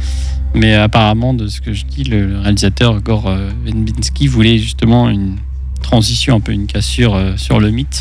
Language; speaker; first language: French; native; French